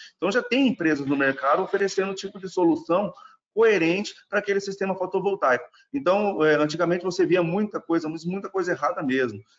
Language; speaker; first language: Portuguese; non-native, fluent; German